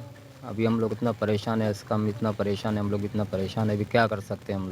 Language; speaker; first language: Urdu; non-native, local second language; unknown